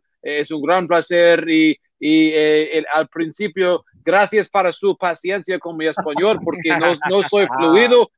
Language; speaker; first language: Spanish; non-native, learner; English